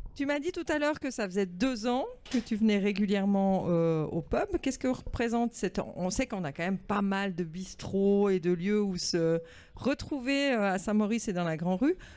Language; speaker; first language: French; native; French